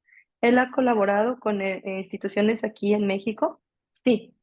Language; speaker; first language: Spanish; native; Spanish